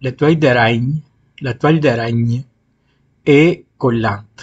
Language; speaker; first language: French; non-native, fluent; Spanish